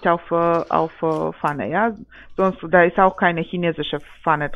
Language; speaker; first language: German; non-native, fluent; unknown